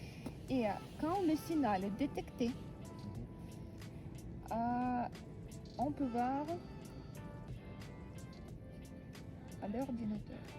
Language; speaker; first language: French; non-native, learner; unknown